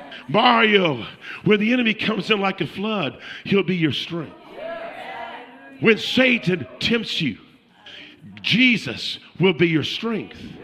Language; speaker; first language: English; native; English